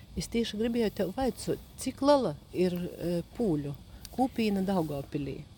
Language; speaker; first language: Latvian; native; Latvian